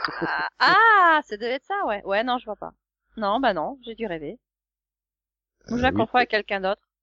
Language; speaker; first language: French; native; French